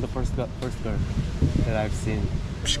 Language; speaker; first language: English; non-native, learner; Korean